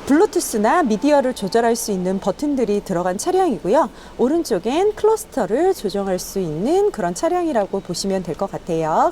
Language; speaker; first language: Korean; native; Korean